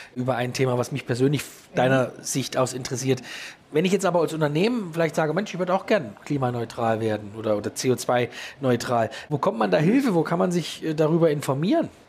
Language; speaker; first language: German; native; German